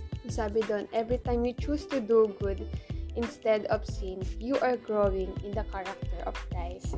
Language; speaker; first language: English; non-native, local second language; Filipino